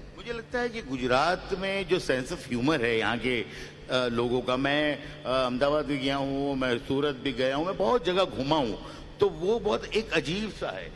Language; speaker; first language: Hindi; native; Hindi